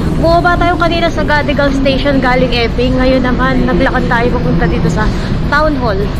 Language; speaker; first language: Filipino; native; Filipino